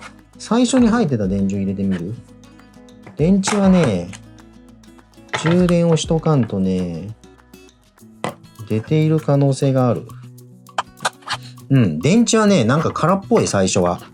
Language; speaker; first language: Japanese; native; Japanese